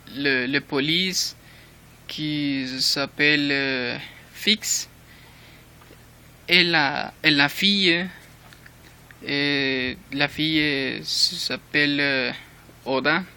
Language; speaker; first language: French; non-native, learner; Spanish